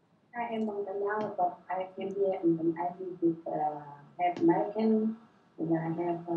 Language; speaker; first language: English; non-native, learner; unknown